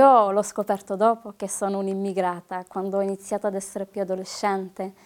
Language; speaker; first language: Italian; early bilingual, other home language; Arabic